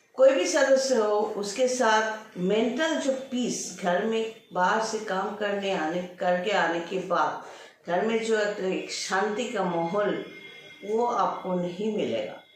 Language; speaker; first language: Hindi; non-native, local second language; Bangla